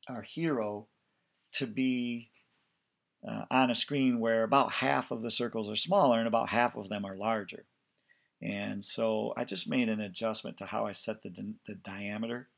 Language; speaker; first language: English; native; English